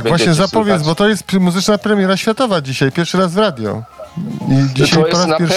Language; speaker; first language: Polish; native; Polish